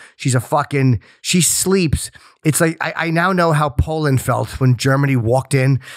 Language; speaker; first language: English; native; English